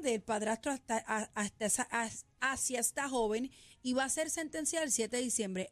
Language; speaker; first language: Spanish; native; Spanish